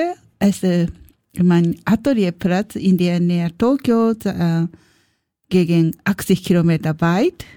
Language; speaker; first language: German; non-native, learner; Japanese